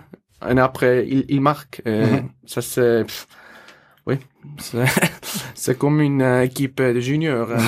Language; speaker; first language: French; non-native, learner; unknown